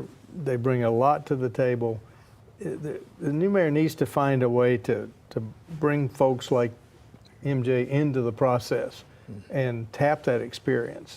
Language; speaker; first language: English; native; English